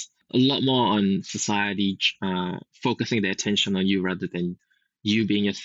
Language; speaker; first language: English; native; English